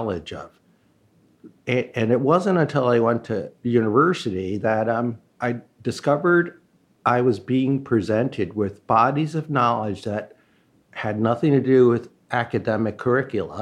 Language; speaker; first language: English; early bilingual, other home language; Chinese